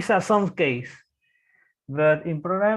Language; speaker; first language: English; non-native, learner; Spanish